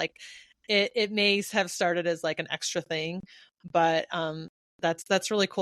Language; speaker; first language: English; native; English